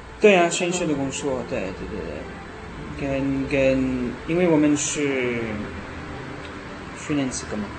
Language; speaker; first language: Chinese; non-native, learner; French